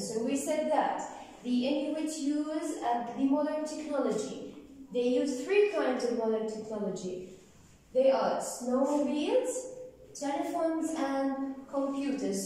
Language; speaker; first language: English; non-native, fluent; Arabic